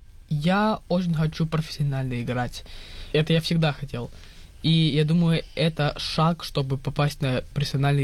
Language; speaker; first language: Russian; early bilingual, heritage; Russian